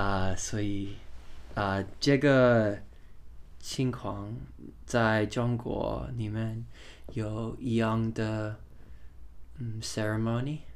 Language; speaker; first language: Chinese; non-native, learner; English